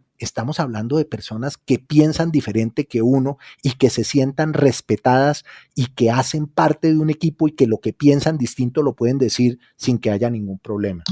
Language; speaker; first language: Spanish; native; Spanish